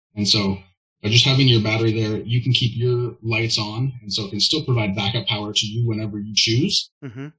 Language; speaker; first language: English; native; English